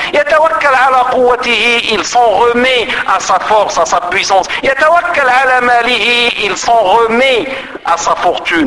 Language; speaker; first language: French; non-native, local second language; Arabic